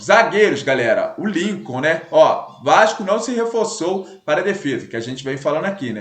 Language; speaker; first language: Portuguese; native; Portuguese